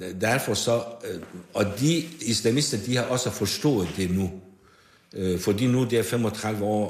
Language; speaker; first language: Danish; non-native, fluent; Persian